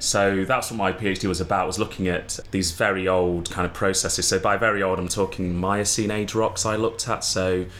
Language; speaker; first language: English; native; English